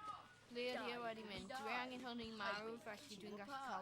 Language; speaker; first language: Welsh; non-native, local second language; English